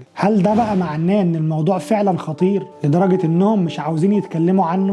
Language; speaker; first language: Arabic; native; Arabic